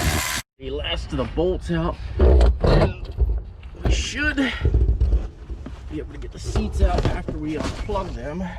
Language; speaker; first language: English; native; English